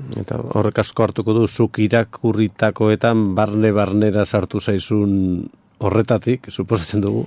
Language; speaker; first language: Basque; native; Basque